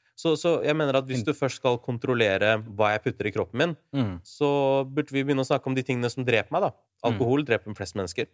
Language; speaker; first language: Norwegian; early bilingual, other home language; Urdu